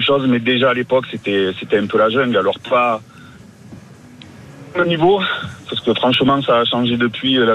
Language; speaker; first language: French; native; French